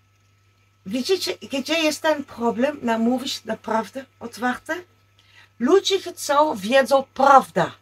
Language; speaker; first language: Polish; non-native, learner; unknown